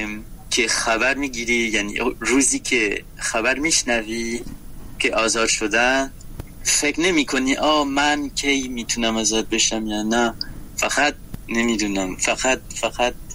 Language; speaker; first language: Persian; non-native, fluent; French